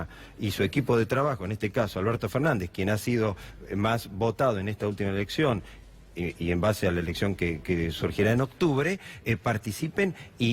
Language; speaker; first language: Spanish; native; Spanish